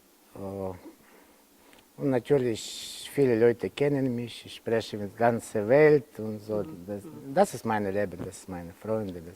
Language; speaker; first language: German; non-native, learner; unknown